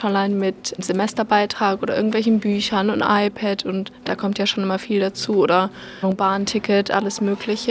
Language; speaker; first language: German; native; German